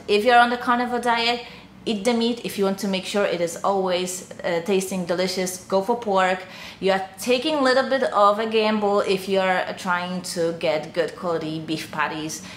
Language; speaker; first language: English; non-native, fluent; Polish